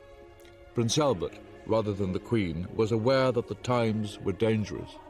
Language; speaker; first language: English; native; English